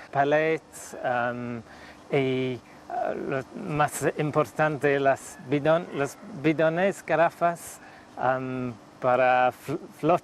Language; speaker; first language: Spanish; non-native, learner; English